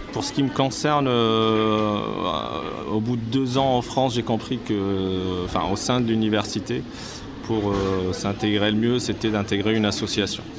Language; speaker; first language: French; non-native, local second language; Arabic